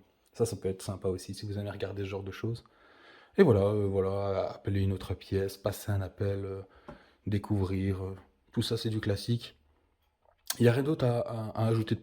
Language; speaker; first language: French; native; French